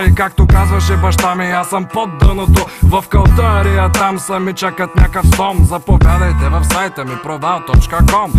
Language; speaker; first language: Bulgarian; native; Bulgarian